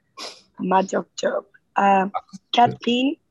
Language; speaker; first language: French; non-native, learner; Spanish